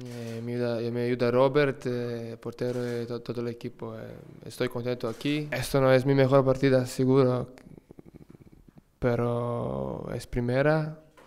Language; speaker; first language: Spanish; non-native, learner; Serbian